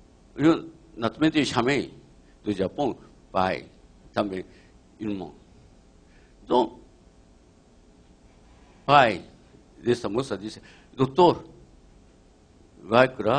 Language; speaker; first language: Portuguese; non-native, learner; Japanese